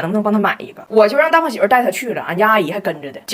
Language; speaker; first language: Chinese; native; Chinese